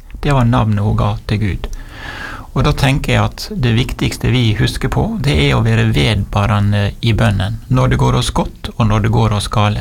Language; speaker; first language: Norwegian; native; Norwegian